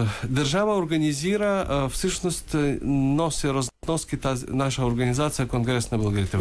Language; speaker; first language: Bulgarian; early bilingual, heritage; Bulgarian